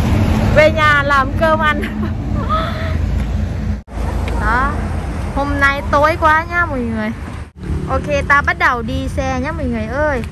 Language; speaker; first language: Vietnamese; non-native, fluent; Thai